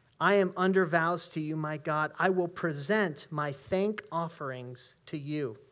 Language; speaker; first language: English; native; English